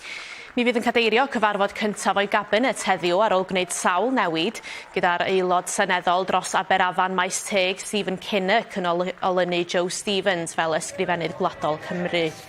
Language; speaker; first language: Welsh; native; Welsh